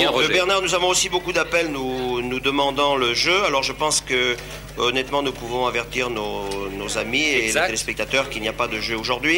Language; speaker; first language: French; native; French